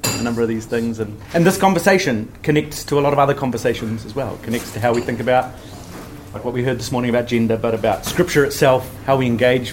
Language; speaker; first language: English; native; English